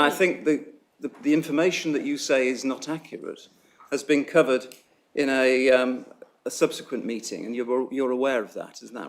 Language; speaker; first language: English; native; English